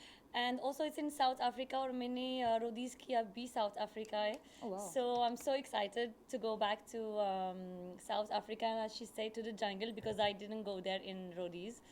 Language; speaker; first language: Hindi; non-native, learner; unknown